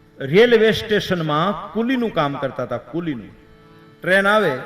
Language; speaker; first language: Gujarati; native; Gujarati